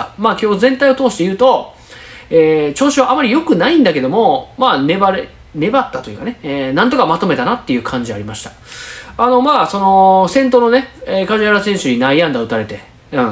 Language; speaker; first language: Japanese; native; Japanese